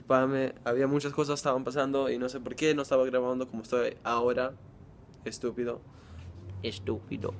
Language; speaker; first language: Spanish; early bilingual, heritage; Spanish